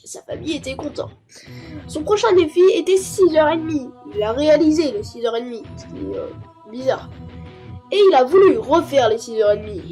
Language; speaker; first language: French; native; French